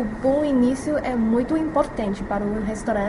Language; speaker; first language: Portuguese; non-native, fluent; Chinese